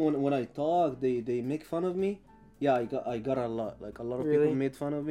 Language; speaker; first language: English; non-native, fluent; Arabic